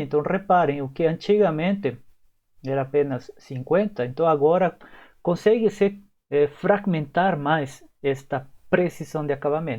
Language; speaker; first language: Portuguese; native; Portuguese